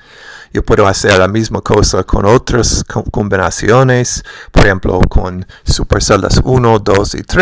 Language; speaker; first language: Spanish; non-native, fluent; English